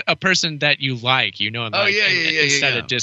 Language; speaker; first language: English; native; English